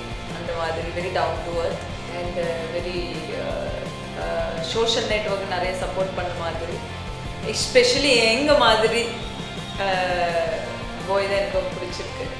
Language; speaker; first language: Tamil; non-native, learner; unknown